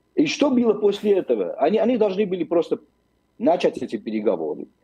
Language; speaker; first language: Russian; non-native, local second language; Armenian